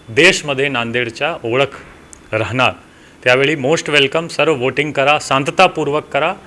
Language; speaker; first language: Marathi; non-native, local second language; Hindi